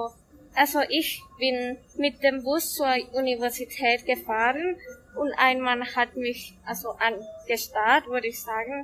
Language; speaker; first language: German; non-native, learner; Thai